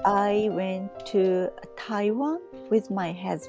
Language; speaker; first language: English; non-native, learner; Japanese